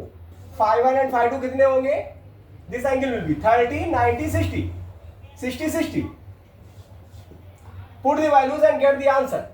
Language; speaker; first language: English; non-native, local second language; Hindi